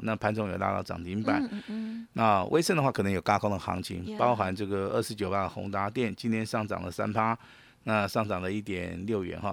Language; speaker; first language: Chinese; native; Chinese